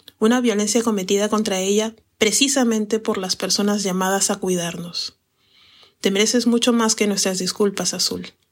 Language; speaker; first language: Spanish; native; Spanish